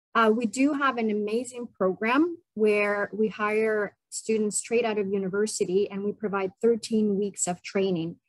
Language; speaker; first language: English; non-native, fluent; Ukrainian